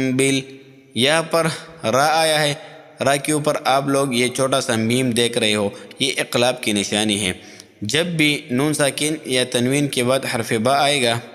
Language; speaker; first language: Urdu; non-native, local second language; Pashto